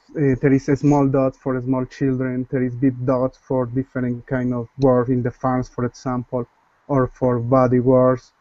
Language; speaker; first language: English; non-native, learner; Spanish